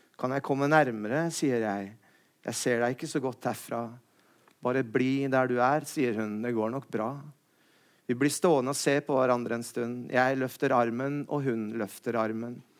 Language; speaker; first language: Norwegian; native; Norwegian